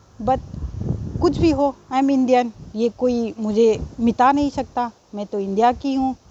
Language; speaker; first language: Hindi; non-native, local second language; Manipuri